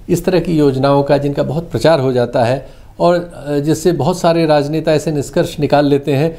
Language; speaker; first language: Hindi; native; Hindi